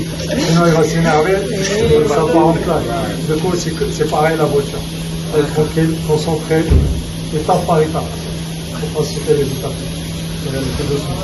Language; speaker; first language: French; native; French